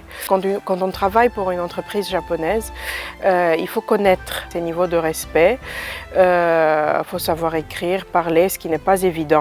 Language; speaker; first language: French; early bilingual, other home language; Romanian